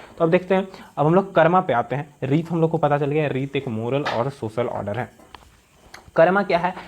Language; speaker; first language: Hindi; native; Hindi